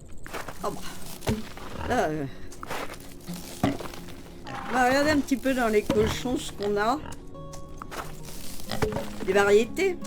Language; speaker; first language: French; native; French